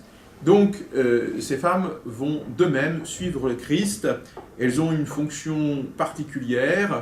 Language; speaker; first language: French; native; French